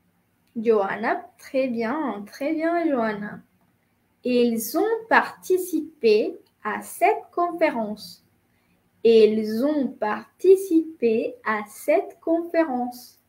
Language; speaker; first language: French; non-native, fluent; Spanish